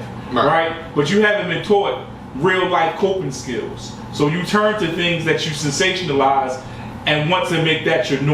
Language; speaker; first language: English; native; English